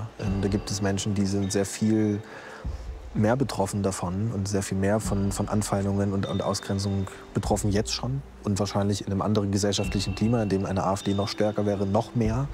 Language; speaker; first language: German; native; German